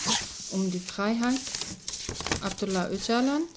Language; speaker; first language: German; non-native, learner; Kurdish